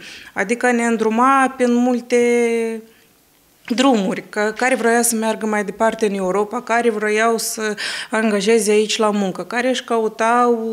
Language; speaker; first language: Romanian; early bilingual, heritage; Romanian